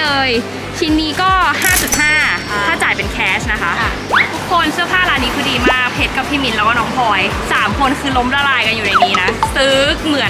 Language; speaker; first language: Thai; native; Thai